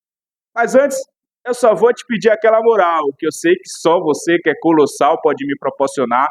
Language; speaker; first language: Portuguese; native; Portuguese